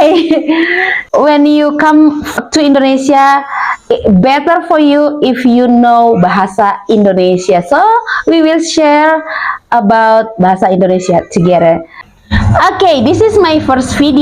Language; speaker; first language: English; non-native, learner; Indonesian